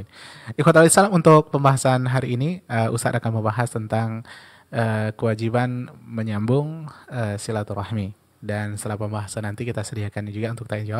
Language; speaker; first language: Indonesian; native; Indonesian